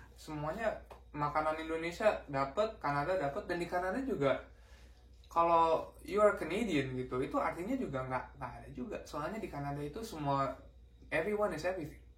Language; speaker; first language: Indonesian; native; Indonesian